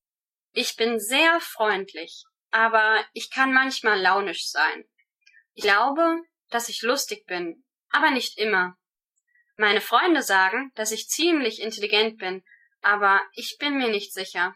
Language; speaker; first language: German; non-native, learner; English